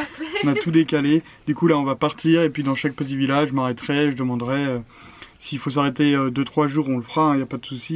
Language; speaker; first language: French; native; French